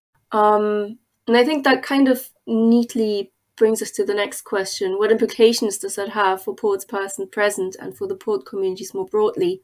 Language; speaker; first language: English; non-native, fluent; German